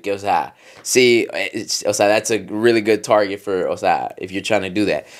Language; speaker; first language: English; early bilingual, other home language; Spanish